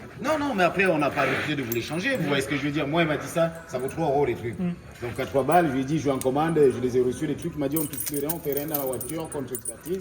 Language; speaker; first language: French; native; French